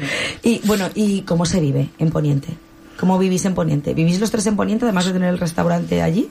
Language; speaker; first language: Spanish; native; Spanish